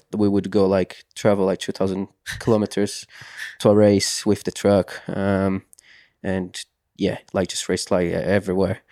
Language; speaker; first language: English; non-native, fluent; Portuguese